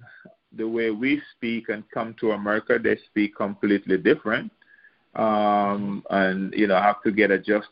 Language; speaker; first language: English; non-native, local second language; Jamaican Creole English